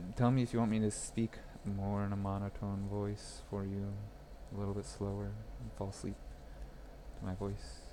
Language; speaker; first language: English; native; English